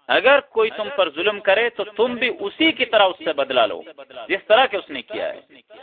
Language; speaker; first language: Urdu; non-native, local second language; Pashto